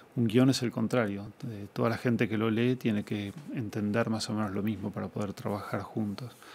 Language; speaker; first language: Spanish; native; Spanish